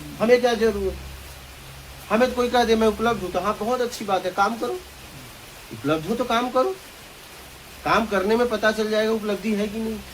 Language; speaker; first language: Hindi; native; Hindi